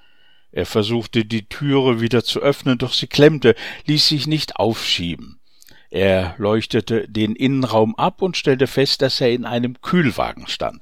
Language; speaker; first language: German; native; German